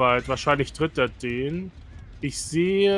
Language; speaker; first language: German; native; German